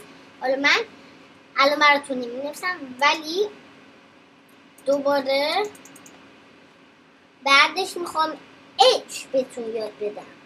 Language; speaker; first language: Persian; early bilingual, heritage; Persian